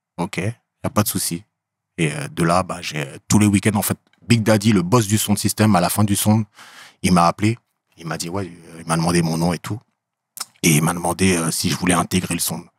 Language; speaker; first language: French; native; French